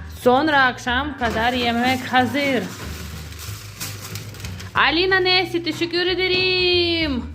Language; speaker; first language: Turkish; non-native, learner; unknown